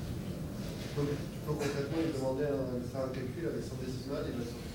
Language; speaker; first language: French; native; French